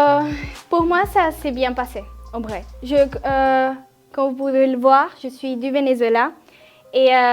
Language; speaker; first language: French; non-native, fluent; Spanish